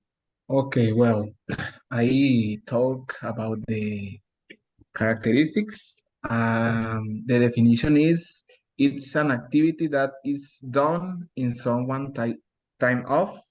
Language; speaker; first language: English; non-native, learner; Spanish